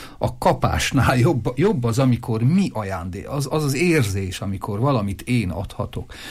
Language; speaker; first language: Hungarian; native; Hungarian